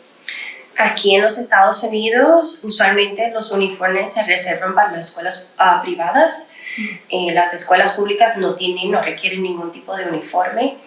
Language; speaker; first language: Spanish; early bilingual, other home language; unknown